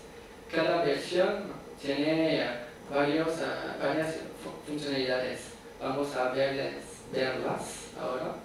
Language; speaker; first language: Spanish; non-native, fluent; French